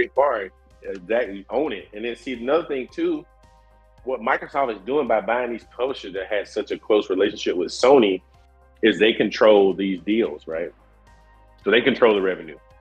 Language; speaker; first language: English; native; English